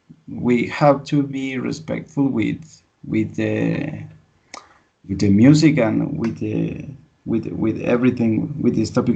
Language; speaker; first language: English; non-native, learner; Spanish